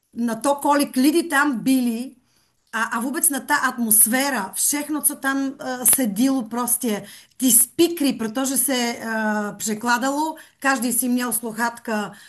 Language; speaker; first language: Czech; non-native, fluent; Bulgarian